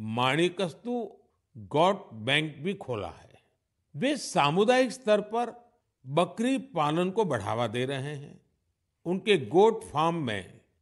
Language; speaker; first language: Hindi; non-native, local second language; Gujarati